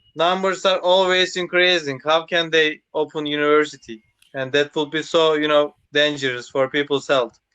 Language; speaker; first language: English; non-native, learner; Turkish